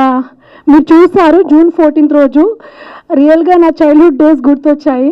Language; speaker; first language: Telugu; native; Telugu